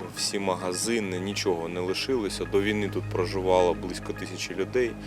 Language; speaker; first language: Ukrainian; native; Ukrainian